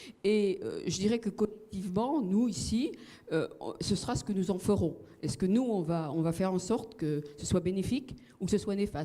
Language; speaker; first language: French; native; French